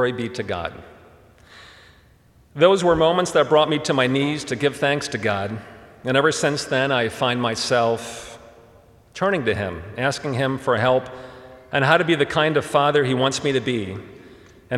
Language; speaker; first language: English; early bilingual, other home language; German